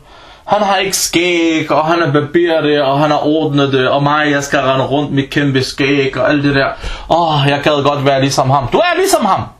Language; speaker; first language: Danish; early bilingual, other home language; Arabic